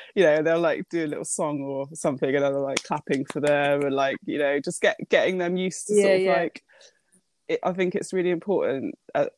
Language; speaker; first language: English; early bilingual, other home language; Japanese